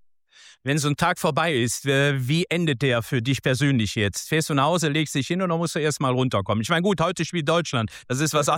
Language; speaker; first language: German; native; German